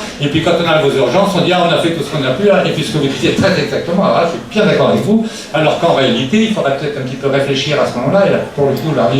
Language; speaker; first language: French; native; French